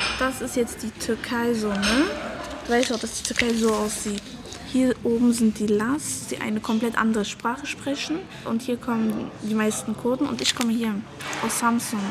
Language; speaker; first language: German; early bilingual, other home language; Turkish